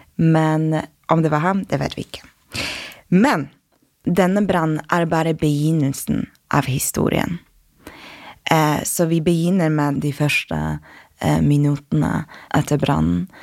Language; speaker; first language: Norwegian; non-native, fluent; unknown